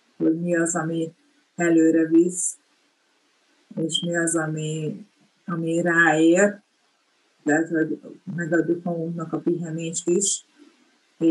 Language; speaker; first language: Hungarian; native; Hungarian